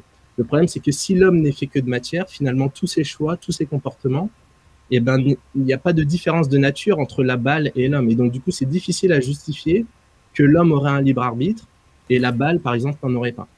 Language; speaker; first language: French; native; French